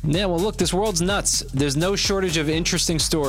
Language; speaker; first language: English; native; English